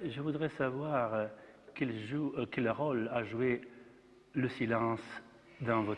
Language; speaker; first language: French; non-native, fluent; Macedonian